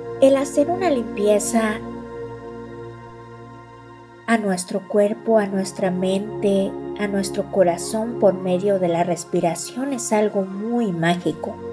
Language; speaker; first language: Spanish; native; Spanish